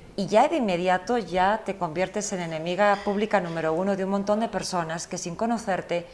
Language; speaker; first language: Spanish; early bilingual, heritage; Spanish